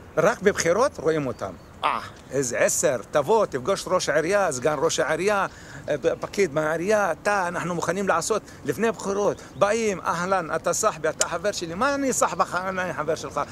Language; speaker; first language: Hebrew; non-native, local second language; Arabic